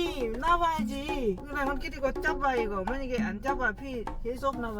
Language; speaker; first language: Korean; non-native, learner; Lao